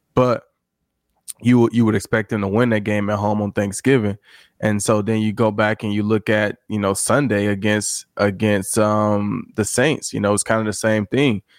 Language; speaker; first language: English; native; English